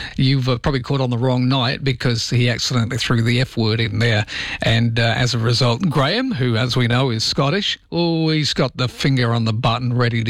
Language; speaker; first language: English; native; English